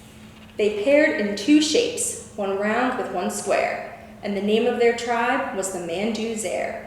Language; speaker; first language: English; native; English